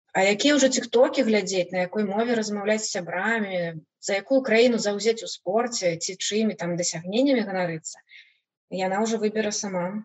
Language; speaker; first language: Belarusian; non-native, local second language; Russian